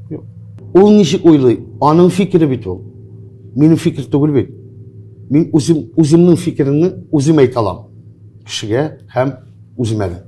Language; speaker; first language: Tatar; non-native, local second language; Russian